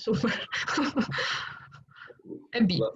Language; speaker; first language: English; non-native, learner; Italian